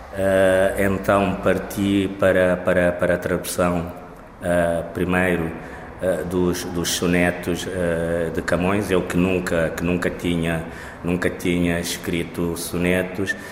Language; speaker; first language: Portuguese; non-native, local second language; Kabuverdianu